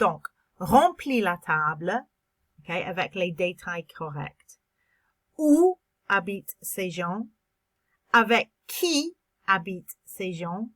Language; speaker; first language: French; non-native, fluent; English